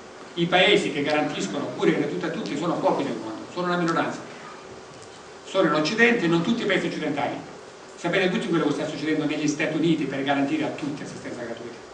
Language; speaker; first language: Italian; native; Italian